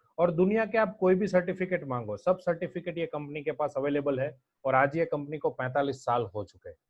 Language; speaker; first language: Hindi; non-native, local second language; Gujarati